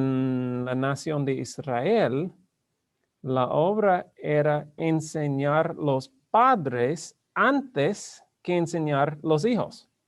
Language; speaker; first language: Spanish; non-native, learner; English